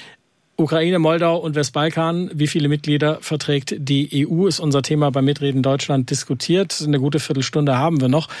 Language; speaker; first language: German; native; German